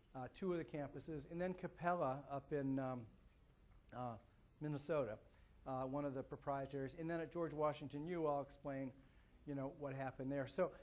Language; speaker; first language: English; native; English